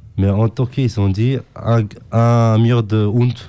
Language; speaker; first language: French; non-native, learner; Kurdish